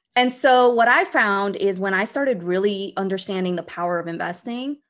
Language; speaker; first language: English; early bilingual, other home language; Portuguese